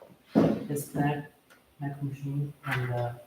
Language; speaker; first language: English; non-native, learner; Chinese